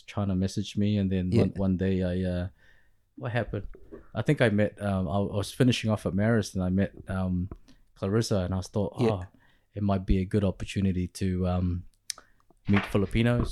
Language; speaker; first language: English; early bilingual, other home language; Pampanga